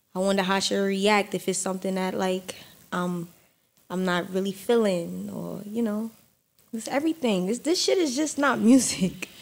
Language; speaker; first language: English; native; English